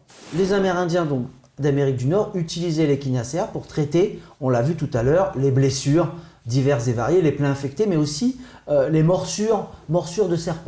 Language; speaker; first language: French; native; French